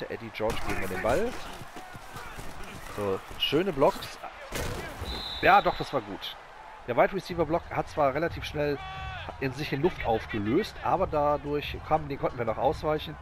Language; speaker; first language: German; native; German